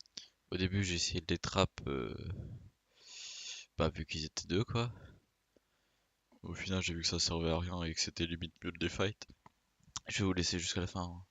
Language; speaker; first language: French; native; French